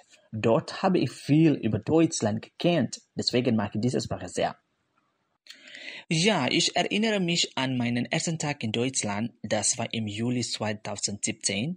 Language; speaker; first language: German; non-native, fluent; Indonesian